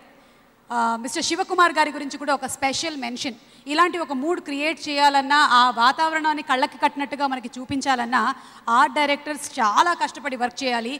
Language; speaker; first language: Telugu; native; Telugu